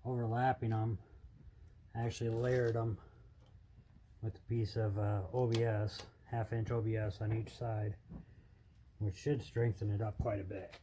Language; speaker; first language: English; native; English